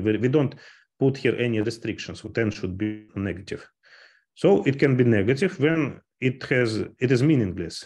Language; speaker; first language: English; non-native, fluent; Russian